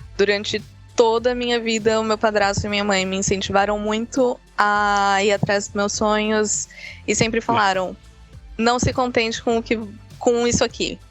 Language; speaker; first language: Portuguese; native; Portuguese